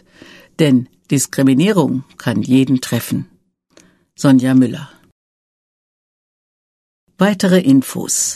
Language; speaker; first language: German; native; German